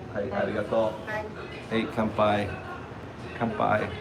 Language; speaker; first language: Japanese; non-native, learner; English